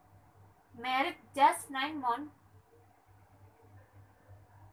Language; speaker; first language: English; non-native, learner; Indonesian